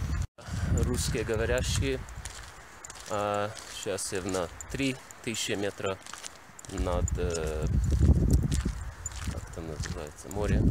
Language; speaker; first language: Russian; early bilingual, heritage; Russian